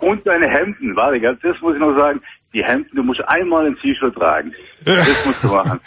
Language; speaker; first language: German; native; German